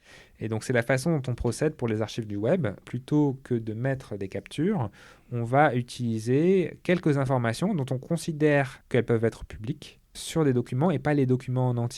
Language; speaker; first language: French; native; French